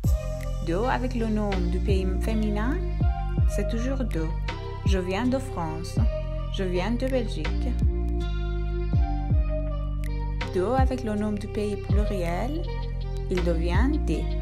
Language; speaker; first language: French; non-native, fluent; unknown